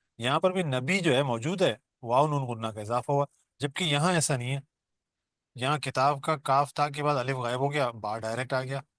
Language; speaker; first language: Urdu; non-native, local second language; Baluchi